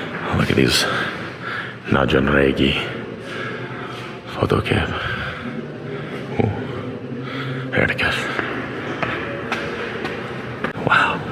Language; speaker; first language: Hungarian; non-native, learner; English